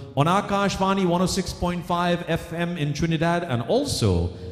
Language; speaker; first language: English; native; English